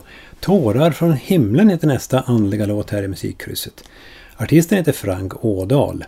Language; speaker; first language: Swedish; native; Swedish